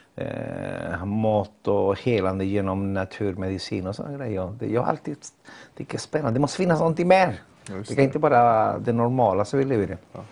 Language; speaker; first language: Swedish; non-native, fluent; Spanish